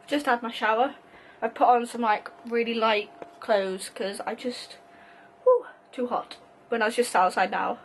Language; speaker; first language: English; native; English